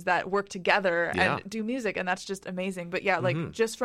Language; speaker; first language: English; native; English